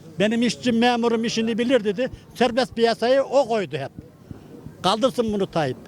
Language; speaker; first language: Turkish; native; Turkish